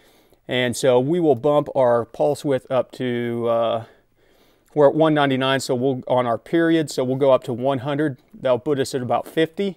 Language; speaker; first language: English; native; English